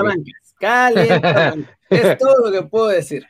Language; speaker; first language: Spanish; native; Spanish